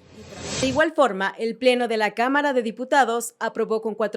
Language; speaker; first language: Spanish; native; Spanish